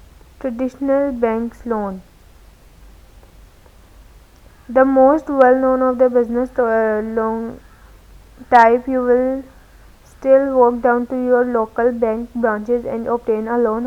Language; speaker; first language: English; non-native, local second language; Urdu